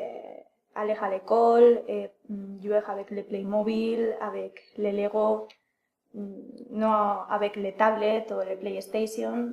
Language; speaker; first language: French; non-native, learner; Spanish